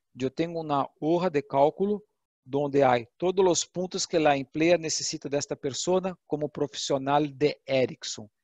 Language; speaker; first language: Portuguese; non-native, learner; Spanish